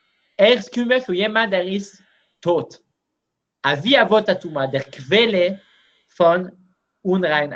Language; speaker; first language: German; non-native, learner; Hebrew